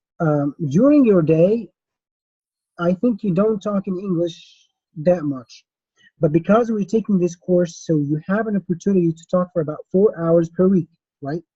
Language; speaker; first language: English; non-native, fluent; Arabic